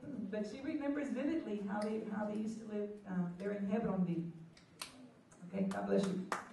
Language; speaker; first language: English; early bilingual, other home language; Spanish